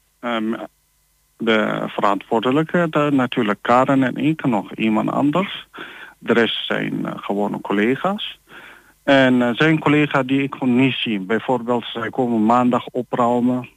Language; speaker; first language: Dutch; non-native, learner; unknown